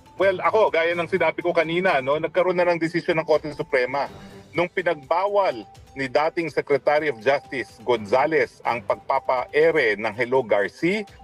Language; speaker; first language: Filipino; native; Filipino